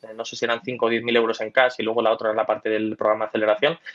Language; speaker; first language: Spanish; native; Spanish